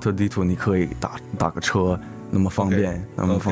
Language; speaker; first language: Chinese; non-native, learner; English